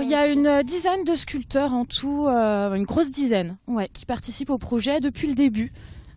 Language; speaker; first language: French; native; French